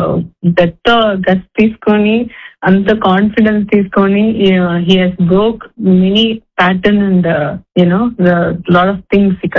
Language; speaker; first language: Telugu; non-native, fluent; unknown